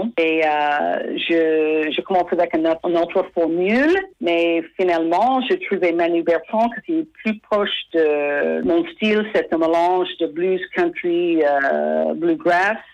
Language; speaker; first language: French; non-native, fluent; English